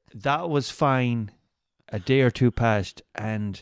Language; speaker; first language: English; native; English